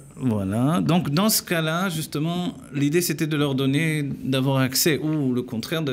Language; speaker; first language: French; native; French